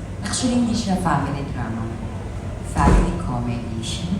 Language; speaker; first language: Filipino; native; Filipino